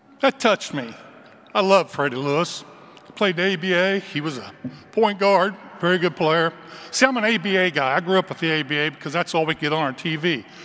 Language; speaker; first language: English; native; English